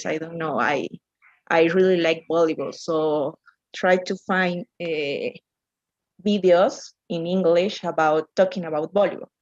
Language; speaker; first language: English; non-native, learner; Spanish